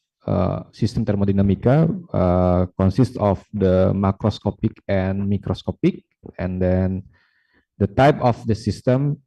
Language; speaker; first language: English; non-native, fluent; Indonesian